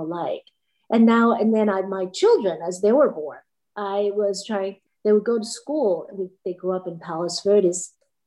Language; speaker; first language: English; non-native, fluent; Korean